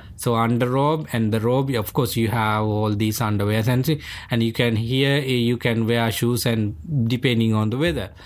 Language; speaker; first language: English; non-native, local second language; Sinhala